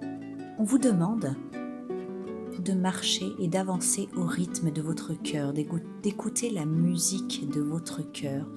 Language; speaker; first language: French; native; French